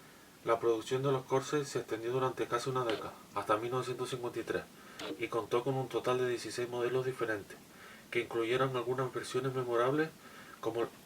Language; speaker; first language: Spanish; native; Spanish